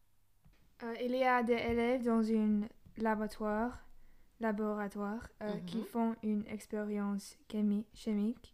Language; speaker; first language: French; non-native, learner; English